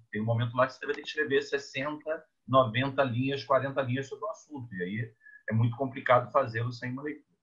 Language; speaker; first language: Portuguese; native; Portuguese